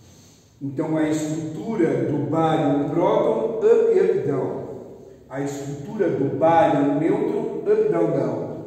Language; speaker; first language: Portuguese; native; Portuguese